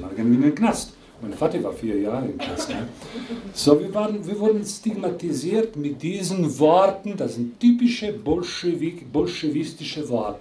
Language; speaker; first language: German; non-native, fluent; Croatian